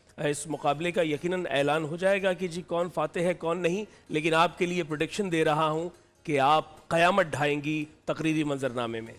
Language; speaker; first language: Urdu; native; Urdu